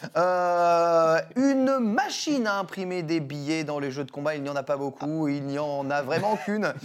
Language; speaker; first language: French; native; French